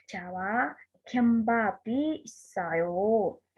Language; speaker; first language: Korean; non-native, fluent; Mongolian